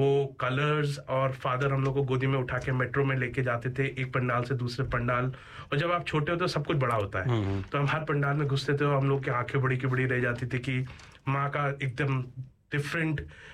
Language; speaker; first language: Hindi; non-native, local second language; Bangla